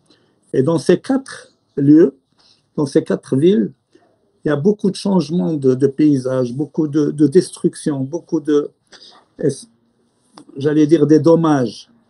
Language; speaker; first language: French; non-native, local second language; Arabic